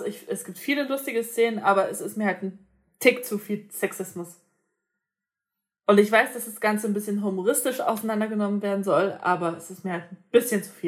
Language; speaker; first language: German; native; German